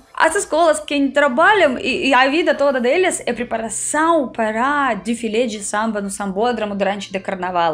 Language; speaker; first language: Portuguese; non-native, fluent; Russian